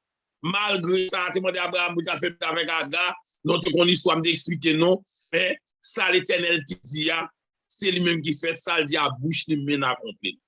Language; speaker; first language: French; non-native, local second language; Haitian Creole